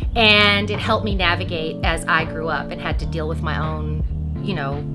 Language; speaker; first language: English; native; English